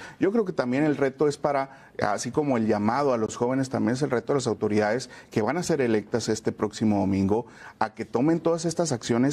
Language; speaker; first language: Spanish; native; Spanish